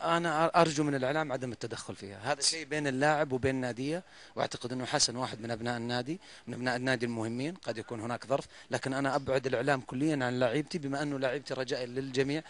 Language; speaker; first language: Arabic; native; Arabic